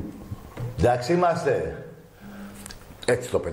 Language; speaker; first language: Greek; native; Greek